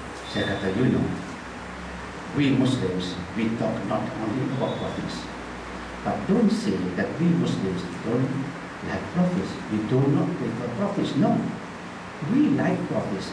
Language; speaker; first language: English; non-native, local second language; Malay